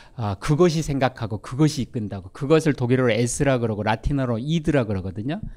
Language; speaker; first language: Korean; native; Korean